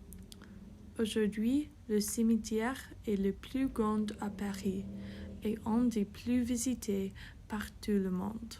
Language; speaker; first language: French; non-native, fluent; English